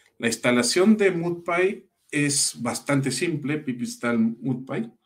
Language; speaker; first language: Spanish; native; Spanish